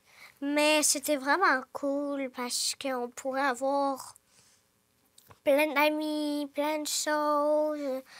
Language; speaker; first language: French; early bilingual, other home language; Ukrainian